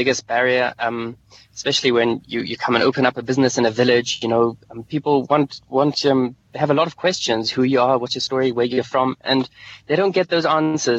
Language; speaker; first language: English; native; English